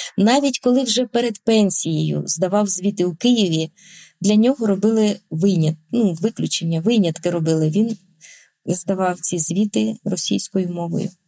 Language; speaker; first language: Ukrainian; non-native, local second language; Russian